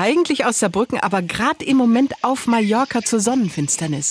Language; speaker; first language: German; native; German